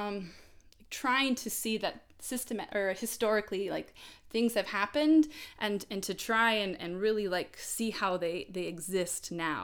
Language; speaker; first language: English; native; English